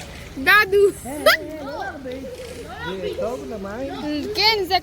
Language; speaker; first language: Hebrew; non-native, learner; Gujarati